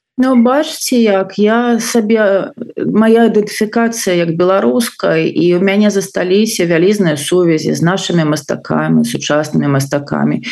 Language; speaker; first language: Belarusian; non-native, local second language; Russian